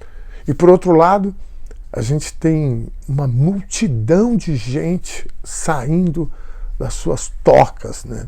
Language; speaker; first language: Portuguese; native; Portuguese